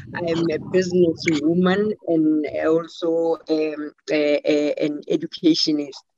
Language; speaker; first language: English; non-native, local second language; Tswana